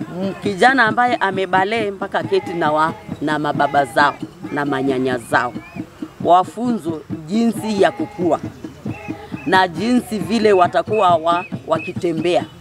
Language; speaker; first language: Swahili; non-native, local second language; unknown